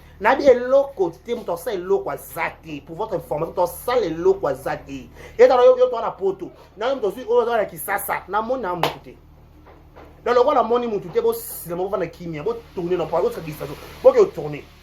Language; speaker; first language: Lingala; native; Lingala